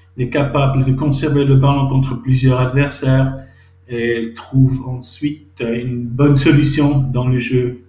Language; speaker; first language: French; non-native, local second language; Swiss German